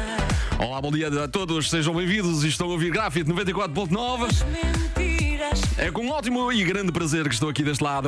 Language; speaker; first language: Portuguese; early bilingual, heritage; Portuguese